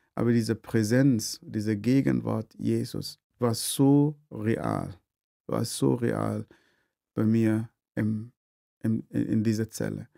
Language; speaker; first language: German; non-native, fluent; Arabic